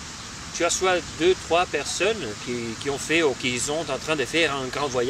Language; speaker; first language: French; non-native, fluent; Spanish